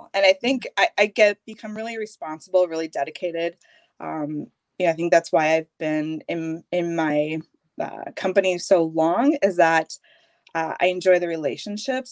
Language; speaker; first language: English; native; English